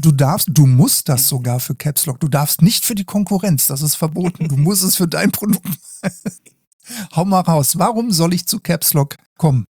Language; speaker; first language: German; native; German